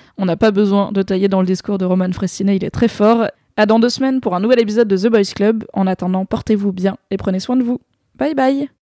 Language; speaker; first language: French; native; French